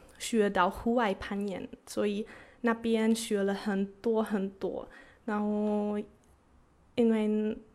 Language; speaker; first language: Chinese; non-native, fluent; German